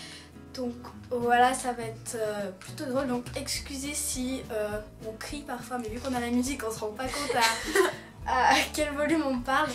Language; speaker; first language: French; native; French